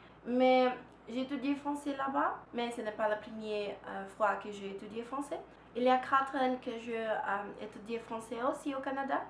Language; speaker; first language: French; non-native, learner; Portuguese